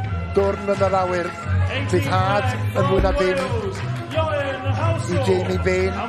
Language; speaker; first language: Welsh; native; Welsh